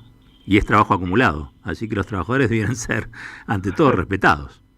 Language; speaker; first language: Spanish; native; Spanish